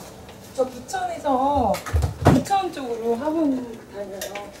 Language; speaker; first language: Korean; native; Korean